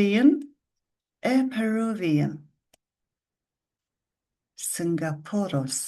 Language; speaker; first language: English; non-native, fluent; Mongolian